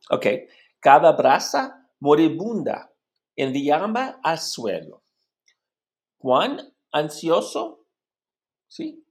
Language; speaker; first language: Spanish; non-native, learner; English